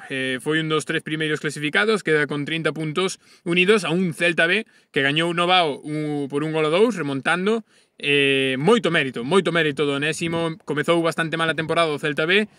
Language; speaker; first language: Galician; native; Galician